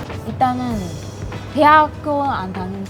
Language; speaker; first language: Korean; non-native, local second language; Vietnamese